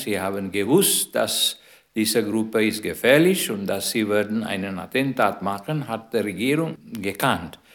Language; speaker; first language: German; non-native, learner; Sinhala